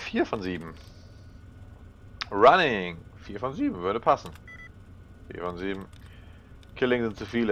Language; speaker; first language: German; native; German